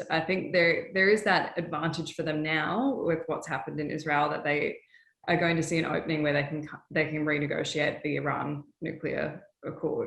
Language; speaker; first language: English; native; English